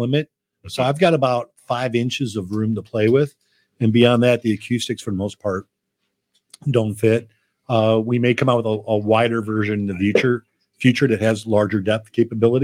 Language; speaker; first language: English; native; English